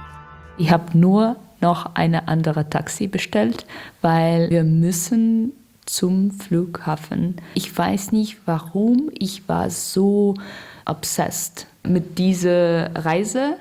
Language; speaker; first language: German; non-native, learner; Russian